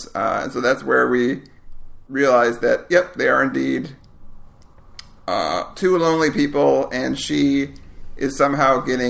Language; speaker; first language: English; native; English